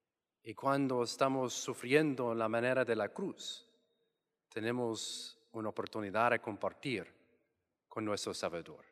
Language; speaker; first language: Spanish; non-native, fluent; English